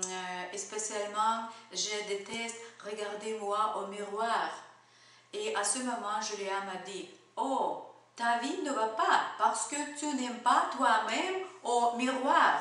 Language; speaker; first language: French; non-native, learner; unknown